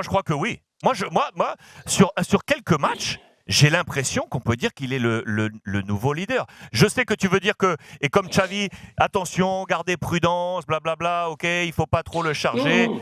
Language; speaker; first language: French; native; French